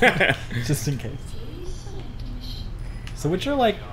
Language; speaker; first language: English; native; English